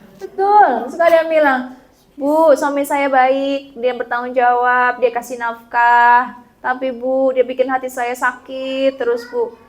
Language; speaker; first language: Indonesian; native; Indonesian